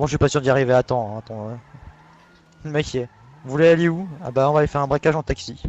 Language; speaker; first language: French; native; French